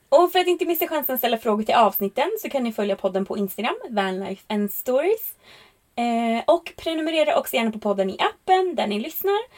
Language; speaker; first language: Swedish; native; Swedish